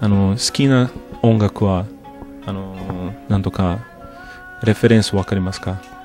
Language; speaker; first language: Japanese; non-native, learner; Portuguese